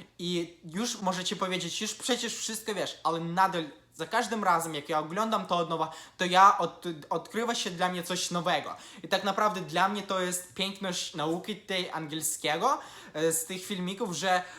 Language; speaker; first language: Polish; non-native, fluent; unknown